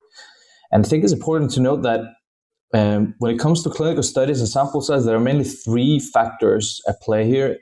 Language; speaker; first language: English; non-native, fluent; Danish